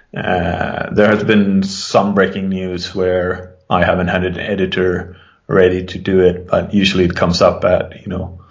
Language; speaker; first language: English; non-native, fluent; Swedish